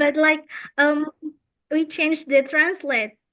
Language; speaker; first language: English; non-native, fluent; Indonesian